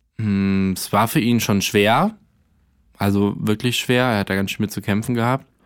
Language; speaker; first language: German; native; German